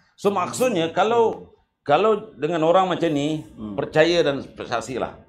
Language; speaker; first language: Malay; native; Malay